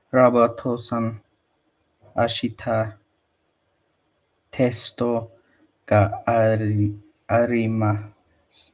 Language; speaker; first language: Japanese; non-native, learner; English